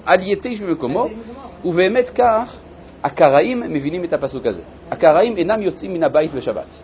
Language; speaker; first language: Hebrew; non-native, fluent; French